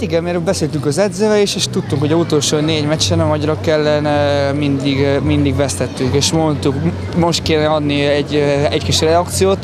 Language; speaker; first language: Hungarian; non-native, fluent; Italian